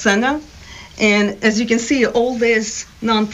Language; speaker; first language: English; non-native, fluent; Ukrainian